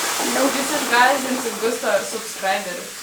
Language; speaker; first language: Lithuanian; native; Lithuanian